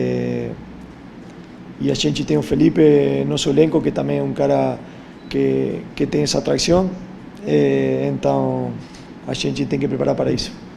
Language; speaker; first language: Portuguese; non-native, fluent; Spanish